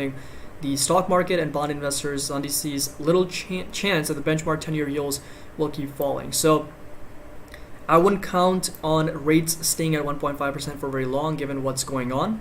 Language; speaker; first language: English; native; English